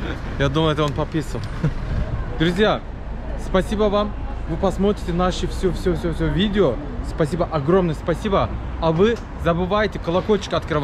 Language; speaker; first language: Russian; non-native, learner; Turkish